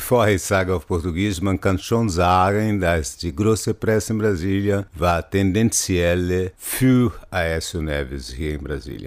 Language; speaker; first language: German; non-native, fluent; Portuguese